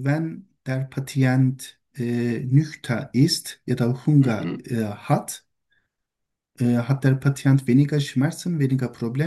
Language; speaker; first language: German; non-native, learner; Turkish